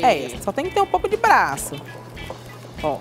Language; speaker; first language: Portuguese; native; Portuguese